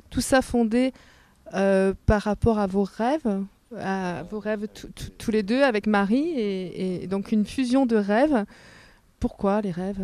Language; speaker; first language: French; native; French